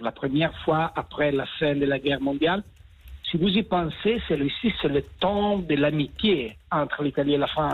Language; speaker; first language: French; non-native, fluent; Italian